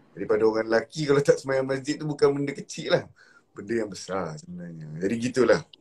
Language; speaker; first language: Malay; native; Malay